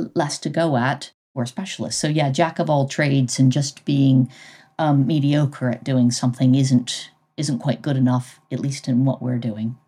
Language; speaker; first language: English; native; English